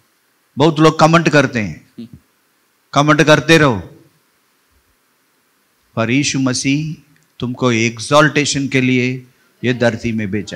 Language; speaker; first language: Hindi; non-native, local second language; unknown